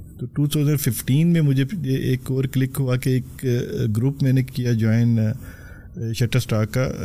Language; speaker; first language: Urdu; non-native, local second language; Punjabi